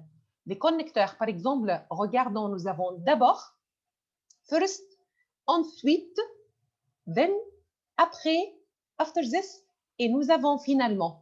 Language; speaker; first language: French; non-native, fluent; Arabic